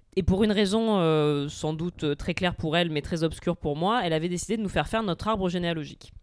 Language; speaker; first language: French; native; French